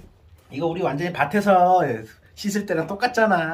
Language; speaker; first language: Korean; native; Korean